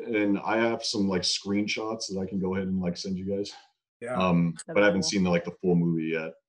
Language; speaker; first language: English; native; English